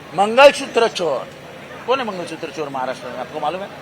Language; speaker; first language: Hindi; non-native, local second language; Marathi